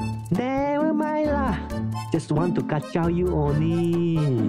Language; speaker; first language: English; non-native, local second language; Chinese